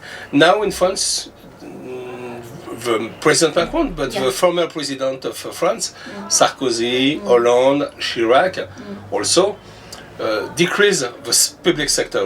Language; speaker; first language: English; non-native, learner; French